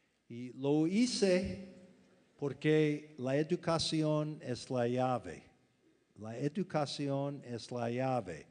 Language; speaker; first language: Spanish; non-native, fluent; English